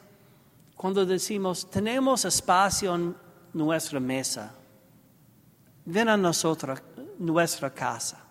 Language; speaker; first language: Spanish; non-native, learner; English